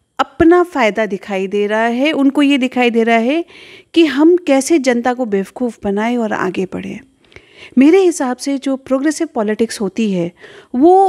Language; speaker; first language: Hindi; native; Hindi